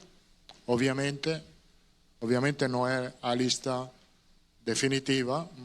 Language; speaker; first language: Spanish; non-native, fluent; Italian